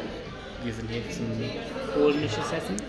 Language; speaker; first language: German; non-native, learner; English